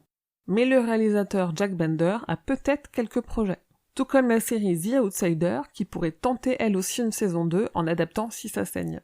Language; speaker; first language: French; native; French